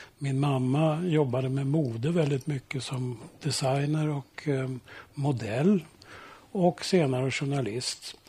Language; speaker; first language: Swedish; early bilingual, heritage; Swedish